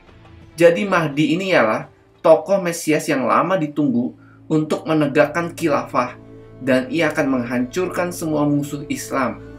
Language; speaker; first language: Indonesian; native; Indonesian